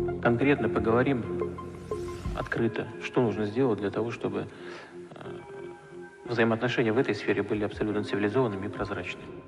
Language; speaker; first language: Russian; native; Russian